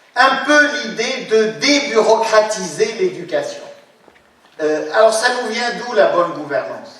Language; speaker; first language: French; non-native, local second language; Arabic